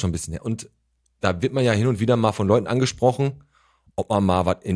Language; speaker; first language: German; native; German